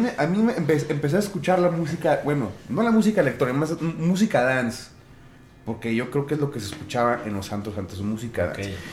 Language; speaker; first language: Spanish; early bilingual, heritage; Spanish